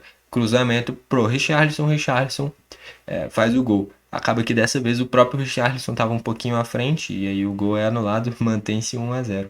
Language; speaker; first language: Portuguese; native; Portuguese